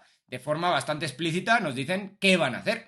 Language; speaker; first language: Spanish; native; Spanish